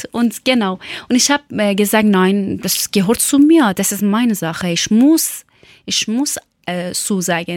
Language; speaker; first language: German; non-native, learner; Persian